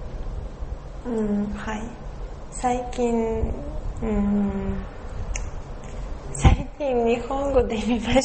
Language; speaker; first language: Japanese; non-native, learner; Russian